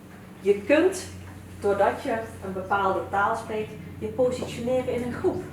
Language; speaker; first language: Dutch; early bilingual, other home language; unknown